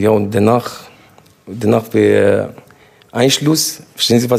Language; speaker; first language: German; non-native, learner; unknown